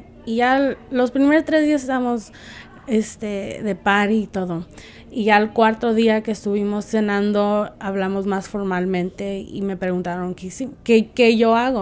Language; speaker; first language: Spanish; early bilingual, heritage; Spanish